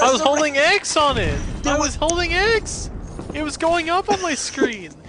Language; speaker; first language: English; native; English